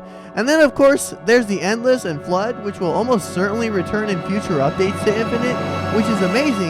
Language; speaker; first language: English; native; English